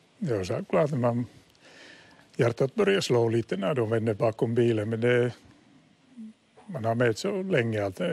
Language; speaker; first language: Swedish; non-native, fluent; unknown